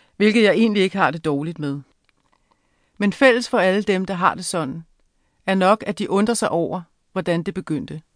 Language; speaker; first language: Danish; native; Danish